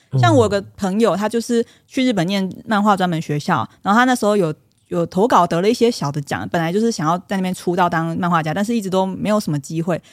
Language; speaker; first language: Chinese; native; Chinese